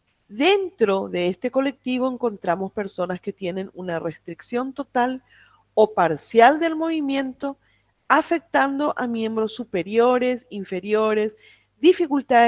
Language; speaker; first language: Spanish; native; Spanish